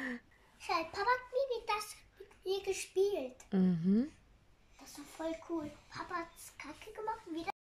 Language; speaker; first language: German; early bilingual, other home language; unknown